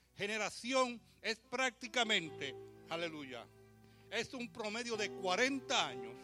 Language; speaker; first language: Spanish; early bilingual, heritage; Spanish